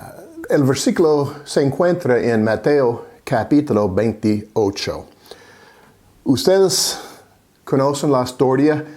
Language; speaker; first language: Spanish; non-native, fluent; English